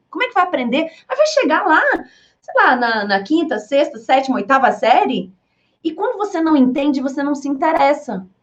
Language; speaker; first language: Portuguese; early bilingual, heritage; Portuguese